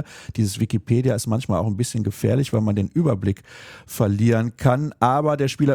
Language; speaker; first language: German; native; German